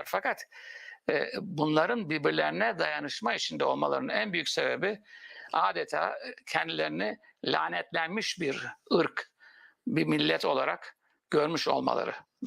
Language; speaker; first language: Turkish; native; Turkish